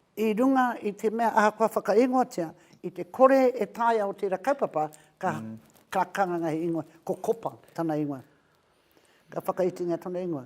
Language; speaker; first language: Māori; native; Māori